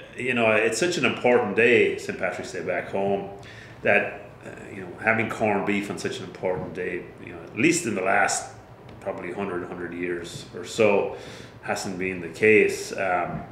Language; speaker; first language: English; native; English